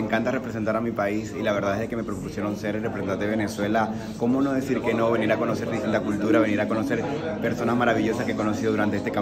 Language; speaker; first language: Spanish; native; Spanish